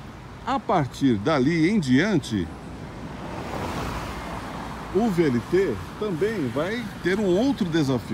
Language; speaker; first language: Portuguese; native; Portuguese